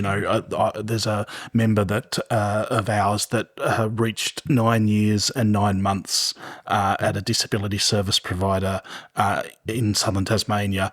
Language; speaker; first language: English; native; English